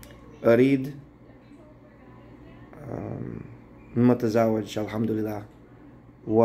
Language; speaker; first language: Arabic; non-native, learner; English